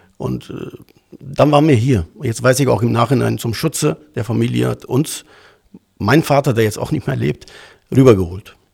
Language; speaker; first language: German; early bilingual, other home language; Turkish